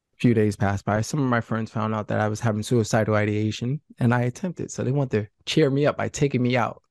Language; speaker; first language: English; native; English